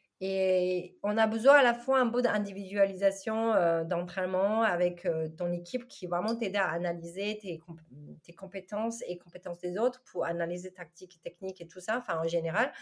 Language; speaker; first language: French; non-native, fluent; Chinese